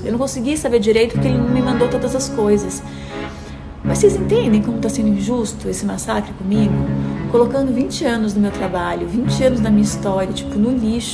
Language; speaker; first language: Portuguese; native; Portuguese